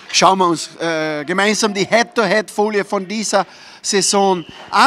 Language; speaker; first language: German; native; German